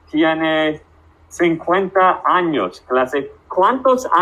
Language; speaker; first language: Spanish; non-native, fluent; English